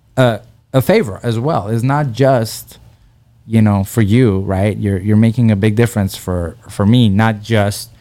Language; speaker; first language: English; early bilingual, other home language; Persian